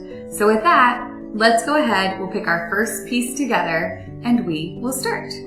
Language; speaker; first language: English; native; English